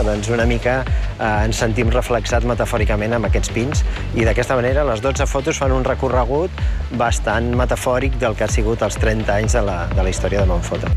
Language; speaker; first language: Catalan; non-native, local second language; Spanish